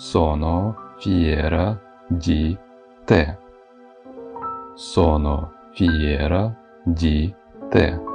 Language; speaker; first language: Italian; non-native, fluent; Ukrainian